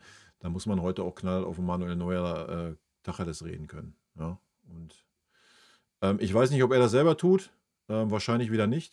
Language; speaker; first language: German; native; German